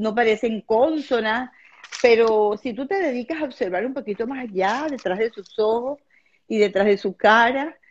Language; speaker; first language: Spanish; native; Spanish